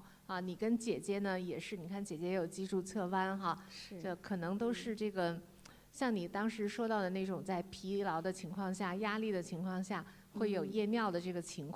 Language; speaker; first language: Chinese; native; Chinese